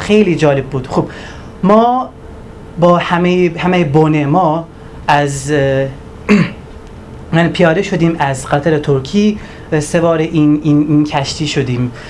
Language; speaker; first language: Persian; non-native, learner; Turkish